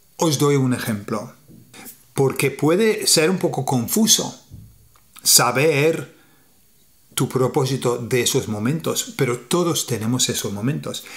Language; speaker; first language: Spanish; non-native, fluent; English